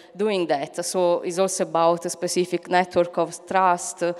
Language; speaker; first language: English; non-native, fluent; Italian